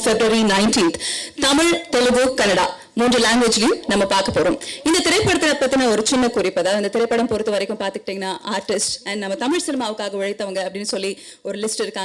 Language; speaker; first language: Tamil; native; Tamil